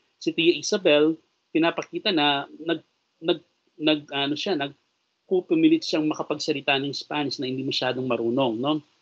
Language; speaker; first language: Filipino; native; Filipino